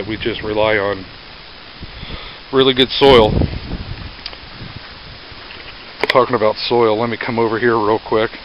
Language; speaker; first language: English; native; English